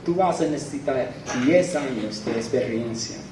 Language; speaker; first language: Spanish; non-native, fluent; English